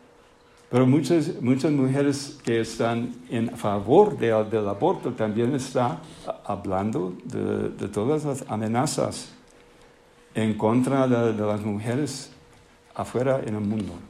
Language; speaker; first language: Spanish; non-native, fluent; English